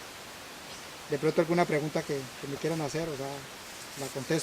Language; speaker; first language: Spanish; native; Spanish